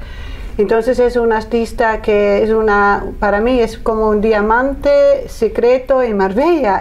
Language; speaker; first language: Spanish; non-native, learner; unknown